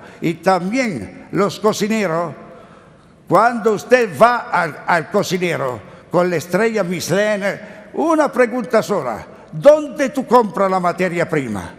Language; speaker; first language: Spanish; non-native, learner; Italian